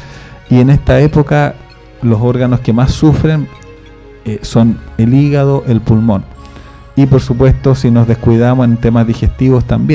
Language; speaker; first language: Spanish; native; Spanish